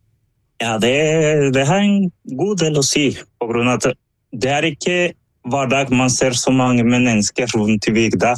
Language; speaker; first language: Norwegian; non-native, fluent; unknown